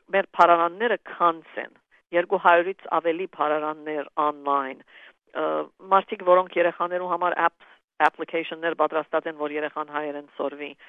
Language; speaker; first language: Armenian; early bilingual, heritage; Armenian